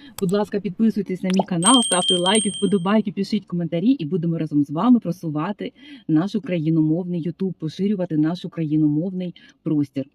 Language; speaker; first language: Ukrainian; non-native, local second language; Russian